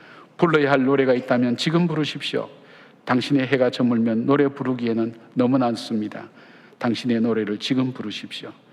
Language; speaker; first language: Korean; native; Korean